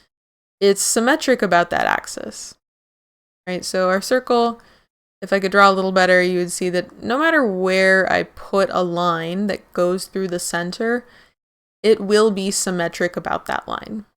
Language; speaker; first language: English; native; English